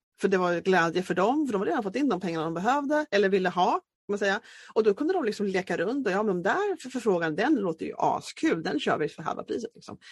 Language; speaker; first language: Swedish; native; Swedish